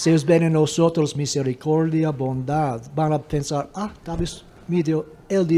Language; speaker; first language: Spanish; non-native, fluent; English